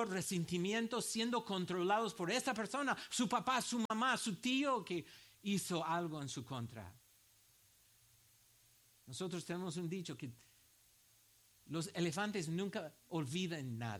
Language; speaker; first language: Spanish; non-native, fluent; English